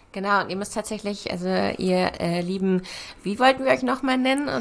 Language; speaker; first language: German; native; German